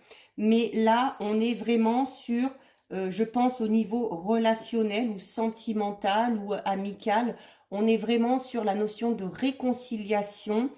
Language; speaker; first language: French; native; French